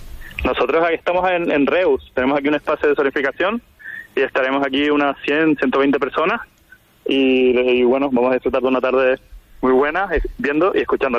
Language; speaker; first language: Spanish; non-native, local second language; Catalan